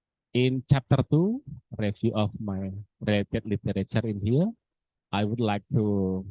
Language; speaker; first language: English; non-native, learner; Indonesian